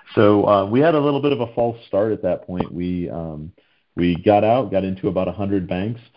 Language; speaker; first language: English; native; English